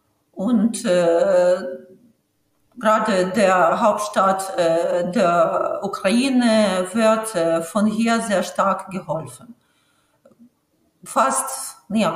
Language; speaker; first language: German; non-native, fluent; Ukrainian